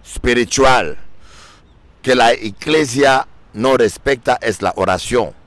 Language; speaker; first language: Spanish; non-native, learner; French